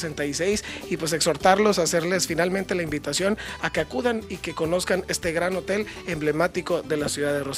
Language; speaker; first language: Spanish; native; Spanish